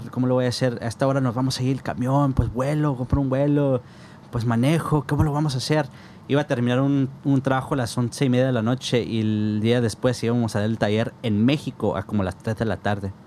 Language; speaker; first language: Spanish; early bilingual, heritage; Spanish